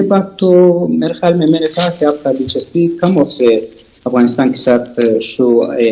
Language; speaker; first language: Urdu; non-native, fluent; Pashto